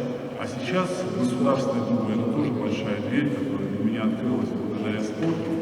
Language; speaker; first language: Russian; native; Russian